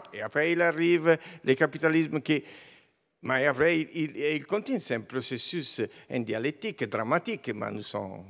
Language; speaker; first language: French; non-native, learner; Italian